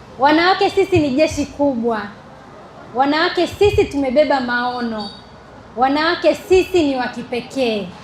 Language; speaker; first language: Swahili; native; Swahili